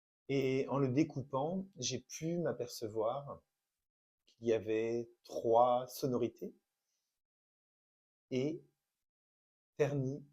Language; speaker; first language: French; native; French